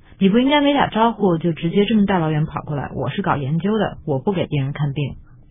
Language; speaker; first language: Chinese; native; Chinese